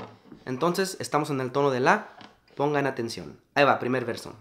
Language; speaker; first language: Spanish; native; Spanish